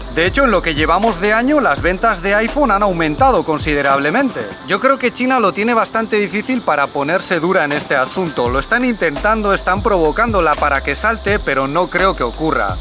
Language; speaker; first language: Spanish; native; Spanish